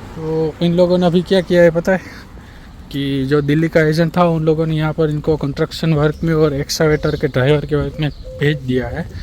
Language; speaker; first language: Hindi; non-native, local second language; Gujarati